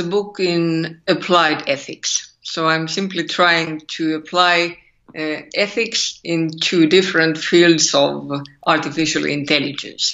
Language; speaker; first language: English; non-native, fluent; Finnish